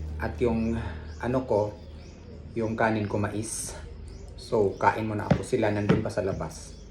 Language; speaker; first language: Filipino; non-native, local second language; Cebuano